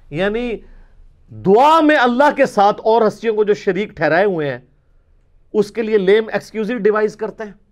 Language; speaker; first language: Urdu; non-native, local second language; Punjabi